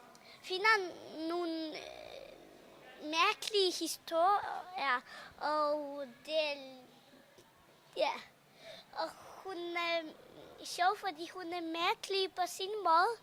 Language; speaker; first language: Danish; early bilingual, other home language; Polish